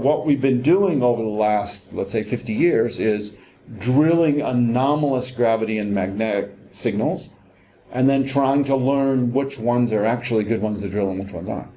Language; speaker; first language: English; native; English